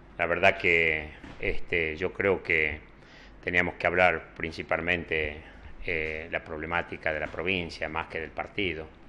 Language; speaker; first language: Spanish; native; Spanish